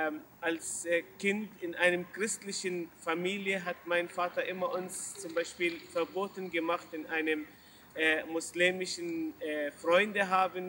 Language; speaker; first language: German; non-native, learner; Arabic